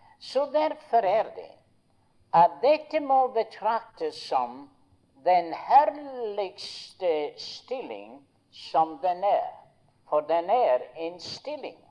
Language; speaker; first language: Norwegian; early bilingual, heritage; Norwegian